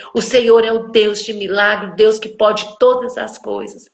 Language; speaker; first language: Portuguese; native; Portuguese